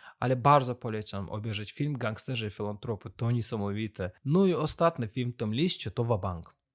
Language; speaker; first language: Polish; non-native, fluent; Azerbaijani